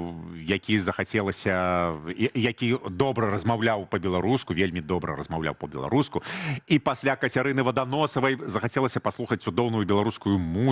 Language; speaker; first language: Belarusian; native; Belarusian